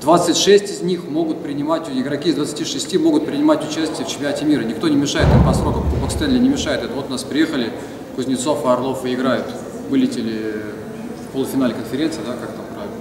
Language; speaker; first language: Russian; native; Russian